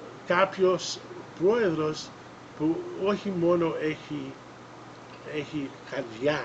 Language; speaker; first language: Greek; early bilingual, other home language; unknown